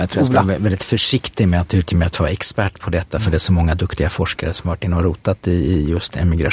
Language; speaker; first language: Swedish; native; Swedish